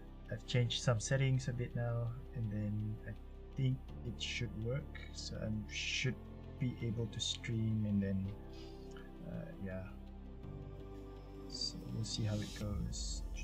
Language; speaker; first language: English; non-native, local second language; Malay